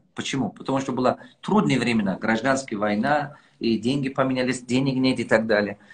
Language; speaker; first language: Russian; non-native, local second language; Tajik